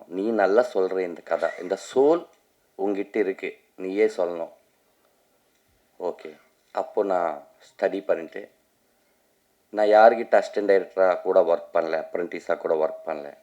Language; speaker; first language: Tamil; non-native, learner; Telugu